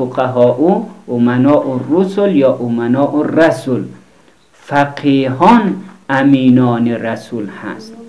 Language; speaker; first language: Persian; native; Persian